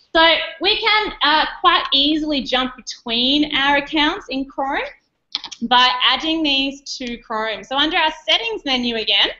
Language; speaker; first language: English; native; English